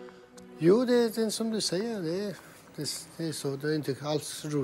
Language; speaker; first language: Swedish; non-native, learner; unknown